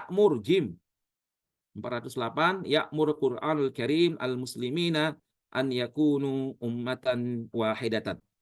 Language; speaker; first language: Arabic; non-native, fluent; Indonesian